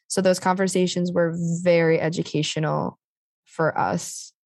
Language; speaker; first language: English; native; English